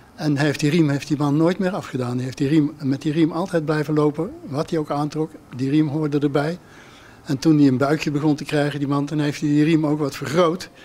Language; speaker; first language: Dutch; native; Dutch